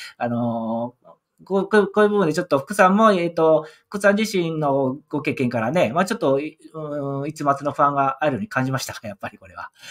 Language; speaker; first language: Japanese; native; Japanese